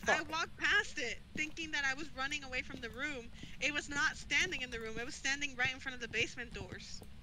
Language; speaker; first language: English; non-native, fluent; Spanish